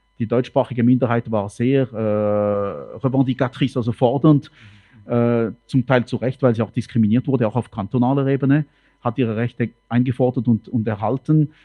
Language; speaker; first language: German; non-native, local second language; French